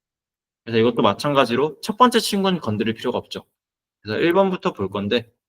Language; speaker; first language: Korean; native; Korean